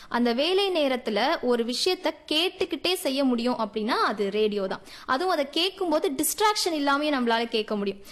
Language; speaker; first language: Tamil; native; Tamil